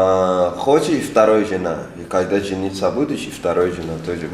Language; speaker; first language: Russian; non-native, learner; Persian